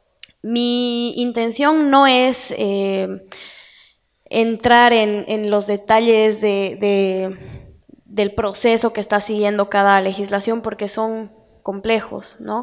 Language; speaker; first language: Spanish; native; Spanish